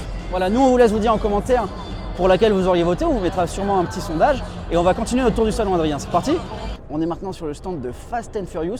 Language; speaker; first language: French; native; French